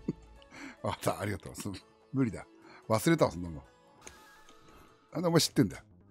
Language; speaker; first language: Japanese; native; Japanese